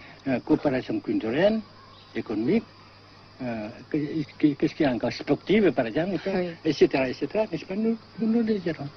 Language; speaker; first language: French; non-native, fluent; Vietnamese